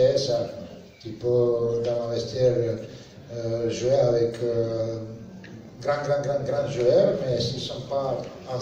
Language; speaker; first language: French; non-native, learner; Serbian